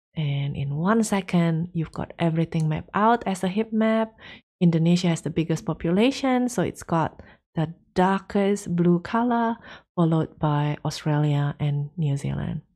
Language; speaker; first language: English; non-native, fluent; Indonesian